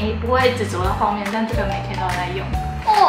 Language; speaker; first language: Chinese; native; Chinese